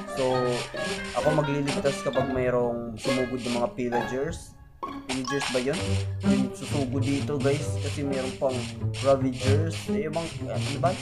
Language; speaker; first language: Filipino; non-native, local second language; Waray